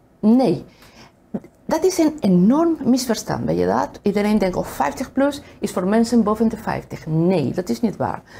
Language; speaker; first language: Dutch; non-native, fluent; Spanish